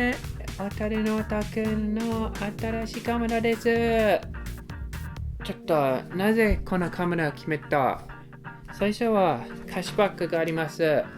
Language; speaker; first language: Japanese; non-native, learner; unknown